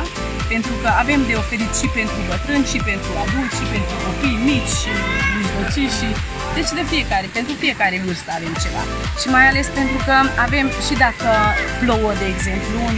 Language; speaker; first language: Romanian; non-native, fluent; Hungarian